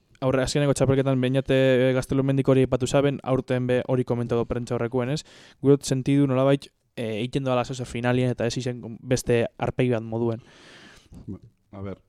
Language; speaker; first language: Basque; native; Basque